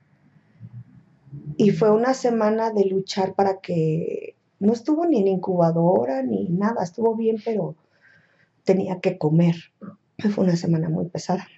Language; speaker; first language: Spanish; native; Spanish